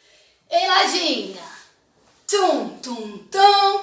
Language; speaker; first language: Spanish; non-native, fluent; Portuguese